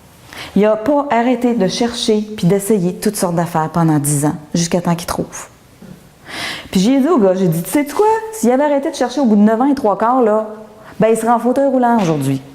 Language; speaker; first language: French; native; French